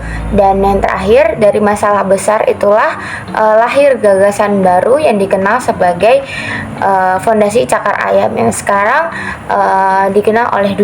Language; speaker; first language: Indonesian; native; Indonesian